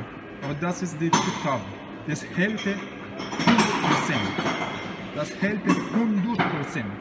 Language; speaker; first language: German; non-native, learner; Persian